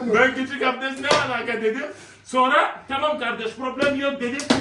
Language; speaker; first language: Turkish; non-native, fluent; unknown